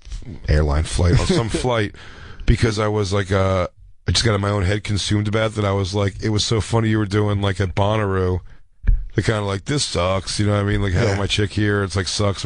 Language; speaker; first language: English; native; English